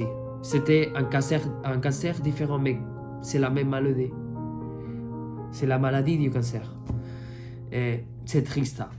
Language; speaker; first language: French; non-native, fluent; Spanish